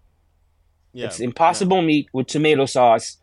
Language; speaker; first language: English; non-native, local second language; Filipino